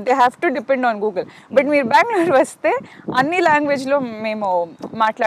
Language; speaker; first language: Telugu; non-native, local second language; Kannada